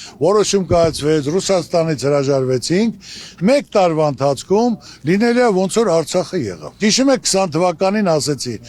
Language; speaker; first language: Armenian; native; Armenian